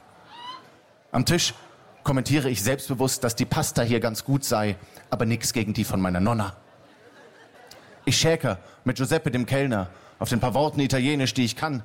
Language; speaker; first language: German; native; German